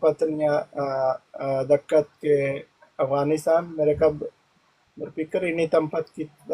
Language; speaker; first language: Indonesian; non-native, learner; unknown